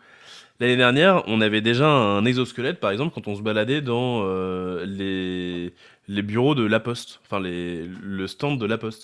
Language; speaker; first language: French; native; French